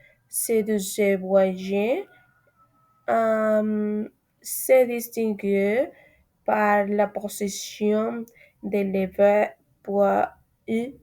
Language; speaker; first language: French; non-native, learner; Spanish